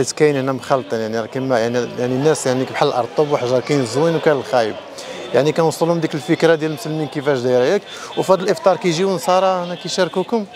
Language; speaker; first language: Arabic; native; Arabic